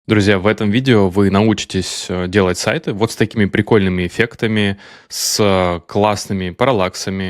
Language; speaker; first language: Russian; native; Russian